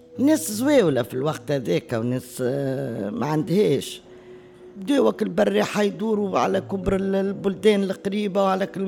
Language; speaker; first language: Arabic; native; Arabic